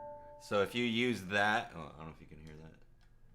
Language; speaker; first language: English; native; English